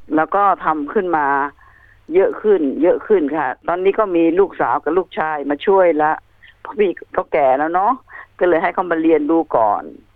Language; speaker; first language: Thai; native; Thai